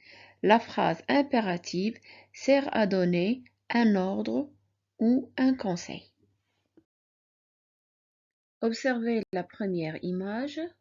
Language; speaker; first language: French; non-native, local second language; Arabic